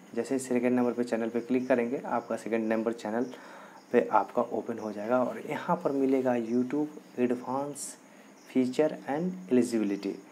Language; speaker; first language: Hindi; native; Hindi